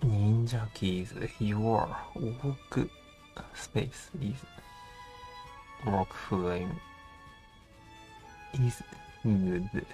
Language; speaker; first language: English; non-native, learner; Japanese